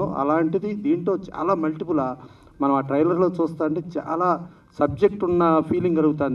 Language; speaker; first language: Telugu; native; Telugu